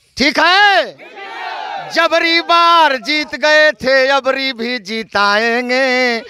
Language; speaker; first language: Hindi; native; Hindi